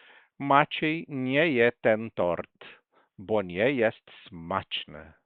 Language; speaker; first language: Polish; non-native, fluent; Portuguese